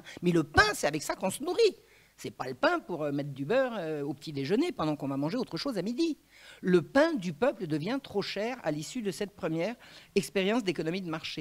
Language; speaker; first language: French; native; French